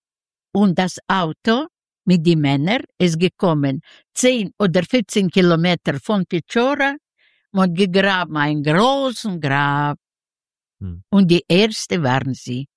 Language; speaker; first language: German; non-native, learner; Yiddish